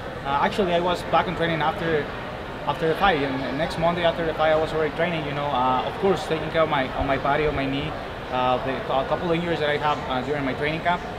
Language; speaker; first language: English; non-native, fluent; Spanish